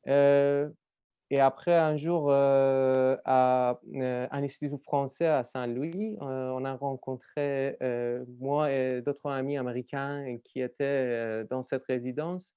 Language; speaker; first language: French; non-native, learner; Persian